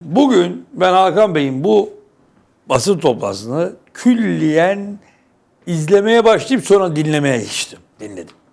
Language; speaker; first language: Turkish; native; Turkish